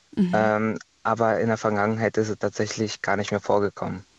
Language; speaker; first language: German; non-native, fluent; Estonian